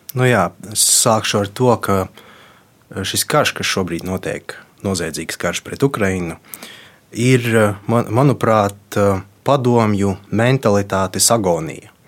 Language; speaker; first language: Latvian; non-native, local second language; Russian